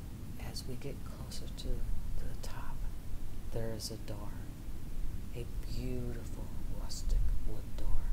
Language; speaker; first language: English; native; English